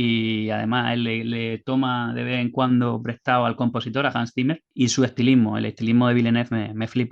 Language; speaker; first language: Spanish; native; Spanish